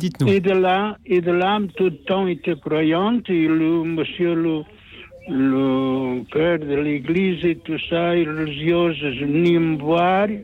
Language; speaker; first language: French; non-native, learner; Portuguese